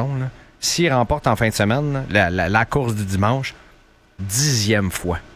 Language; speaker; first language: French; native; French